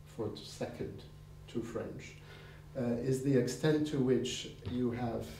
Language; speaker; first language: English; non-native, fluent; French